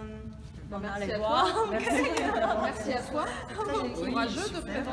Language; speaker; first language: French; native; French